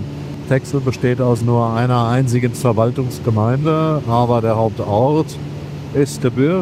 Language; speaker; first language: German; native; German